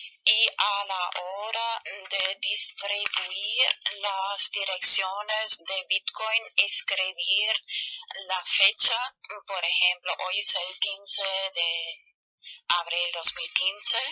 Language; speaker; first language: Spanish; non-native, fluent; German